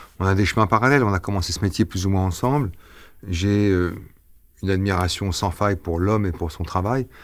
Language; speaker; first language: French; early bilingual, other home language; Arabic